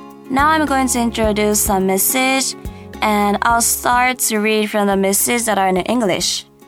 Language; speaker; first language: English; non-native, learner; Japanese